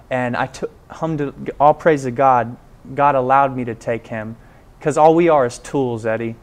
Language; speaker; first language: English; native; English